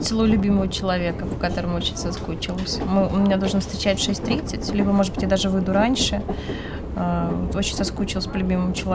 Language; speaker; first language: Russian; native; Russian